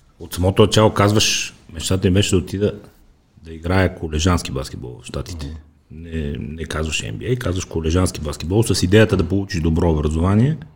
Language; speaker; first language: Bulgarian; native; Bulgarian